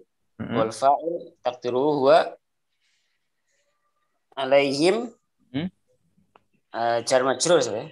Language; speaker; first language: Arabic; non-native, learner; Indonesian